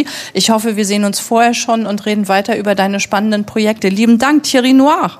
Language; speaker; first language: German; native; German